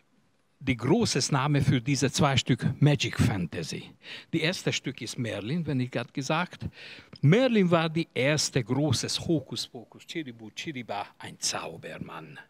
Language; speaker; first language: German; non-native, learner; Hungarian